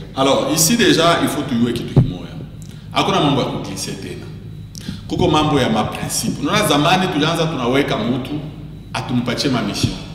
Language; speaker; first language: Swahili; native; Swahili